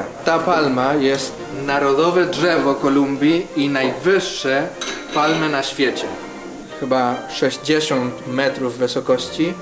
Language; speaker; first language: Polish; non-native, learner; Spanish